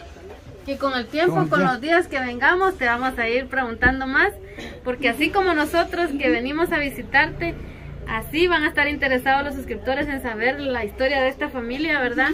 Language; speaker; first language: Spanish; native; Spanish